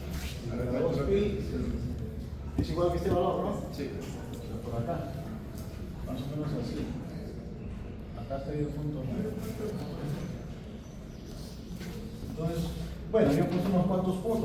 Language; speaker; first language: Spanish; native; Spanish